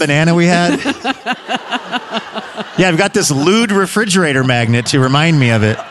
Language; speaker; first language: English; native; English